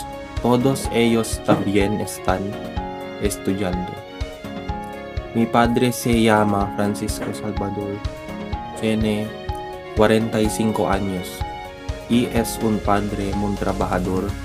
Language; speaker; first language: Spanish; non-native, learner; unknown